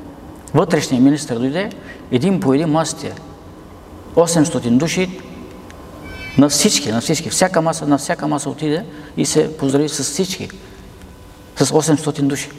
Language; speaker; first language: Bulgarian; non-native, local second language; Turkish